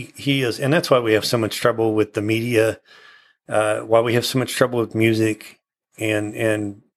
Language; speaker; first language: English; native; English